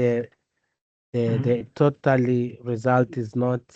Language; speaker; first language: English; non-native, learner; Portuguese